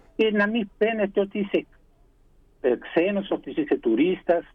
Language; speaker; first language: Greek; early bilingual, heritage; Greek